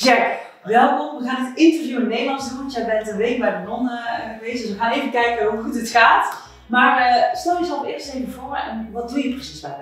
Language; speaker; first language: Dutch; native; Dutch